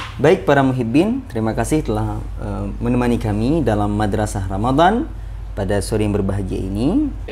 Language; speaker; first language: Malay; non-native, local second language; Achinese